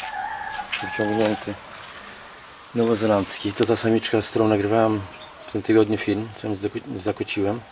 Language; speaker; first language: Polish; native; Polish